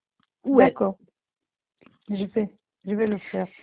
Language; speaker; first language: French; non-native, learner; Portuguese